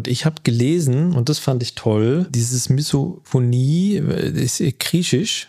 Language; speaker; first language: German; native; German